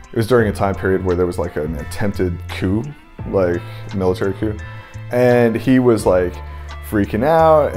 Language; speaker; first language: English; native; English